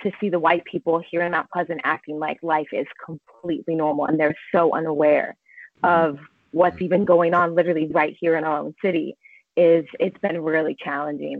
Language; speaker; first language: English; native; English